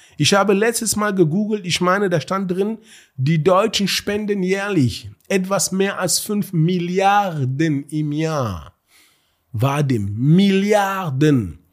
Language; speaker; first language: German; early bilingual, other home language; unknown